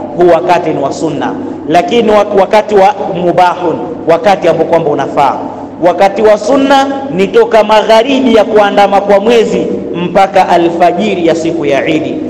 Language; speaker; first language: Swahili; native; Swahili